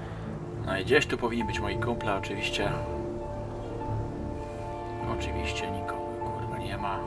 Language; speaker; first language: Polish; native; Polish